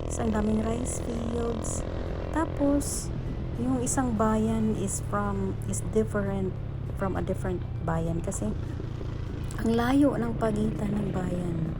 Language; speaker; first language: Filipino; non-native, local second language; Bikol